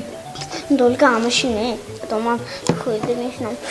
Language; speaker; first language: Russian; non-native, local second language; Tajik